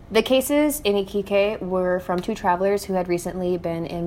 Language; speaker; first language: English; native; English